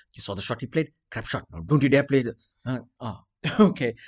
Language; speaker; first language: English; non-native, local second language; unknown